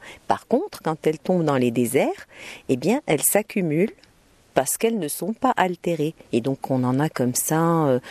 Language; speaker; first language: French; non-native, local second language; Arabic